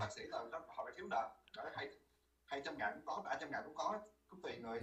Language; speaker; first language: Vietnamese; early bilingual, heritage; Vietnamese